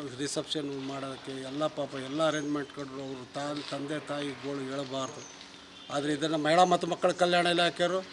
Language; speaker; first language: Kannada; non-native, local second language; Lambadi